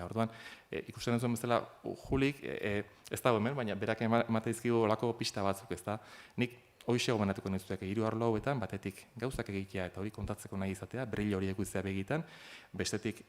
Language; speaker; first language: Basque; native; Basque